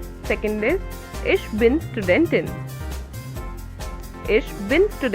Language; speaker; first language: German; non-native, fluent; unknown